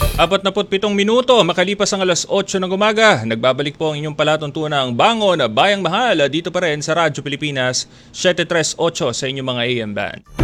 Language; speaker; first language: Filipino; native; Filipino